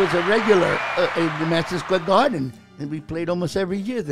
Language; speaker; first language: English; early bilingual, other home language; Spanish